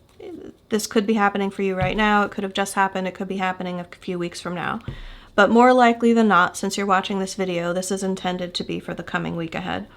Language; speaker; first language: English; native; English